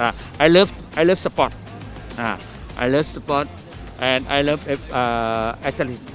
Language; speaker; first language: English; non-native, learner; Thai